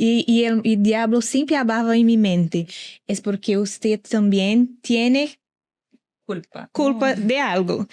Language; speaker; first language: Portuguese; non-native, learner; Spanish